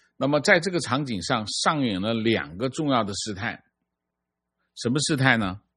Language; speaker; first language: Chinese; native; Chinese